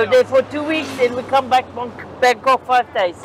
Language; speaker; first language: English; non-native, learner; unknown